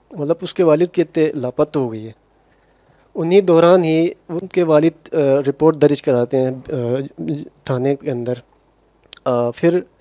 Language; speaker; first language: Urdu; non-native, local second language; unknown